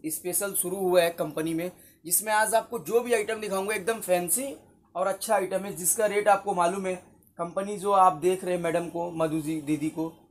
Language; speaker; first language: Hindi; native; Hindi